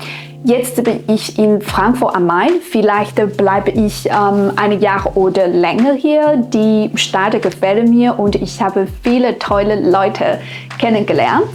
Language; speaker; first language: German; non-native, fluent; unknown